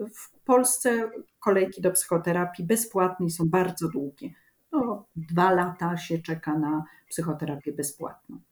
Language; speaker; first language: Polish; native; Polish